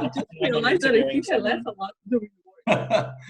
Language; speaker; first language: English; non-native, fluent; Portuguese